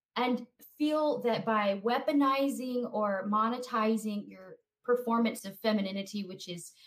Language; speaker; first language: English; native; English